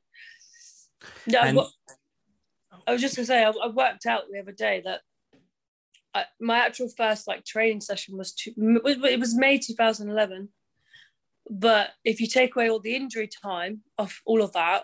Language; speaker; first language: English; native; English